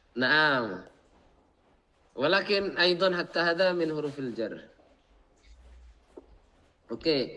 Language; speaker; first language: Arabic; non-native, fluent; Indonesian